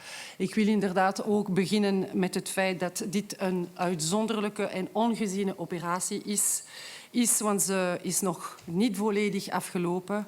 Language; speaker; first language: Dutch; non-native, local second language; French